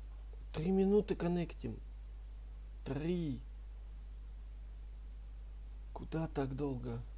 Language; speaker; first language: Russian; native; Russian